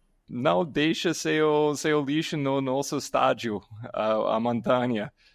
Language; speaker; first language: Portuguese; non-native, fluent; English